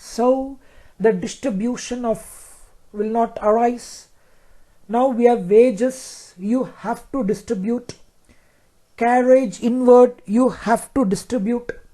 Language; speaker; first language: English; non-native, local second language; Kannada